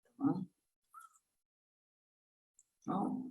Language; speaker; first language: French; non-native, fluent; Italian